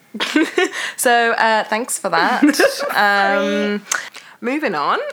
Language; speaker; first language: English; native; English